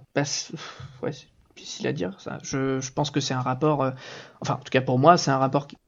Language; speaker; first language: French; native; French